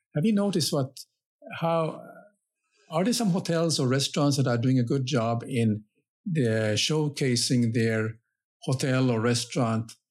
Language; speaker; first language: English; non-native, fluent; Finnish